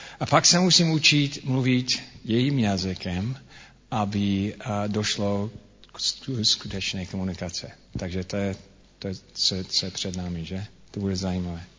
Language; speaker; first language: Czech; non-native, fluent; English